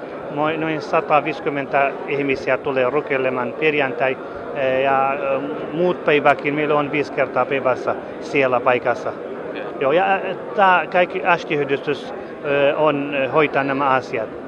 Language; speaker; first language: Finnish; non-native, learner; Kurdish